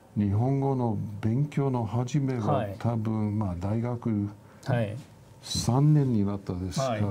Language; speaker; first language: Japanese; non-native, fluent; English